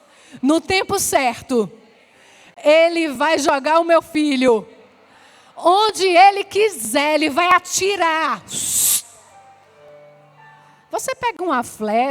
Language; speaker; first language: Portuguese; native; Portuguese